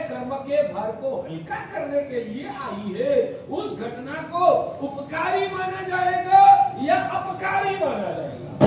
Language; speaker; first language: Hindi; non-native, local second language; Gujarati